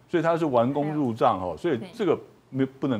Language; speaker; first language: Chinese; native; Chinese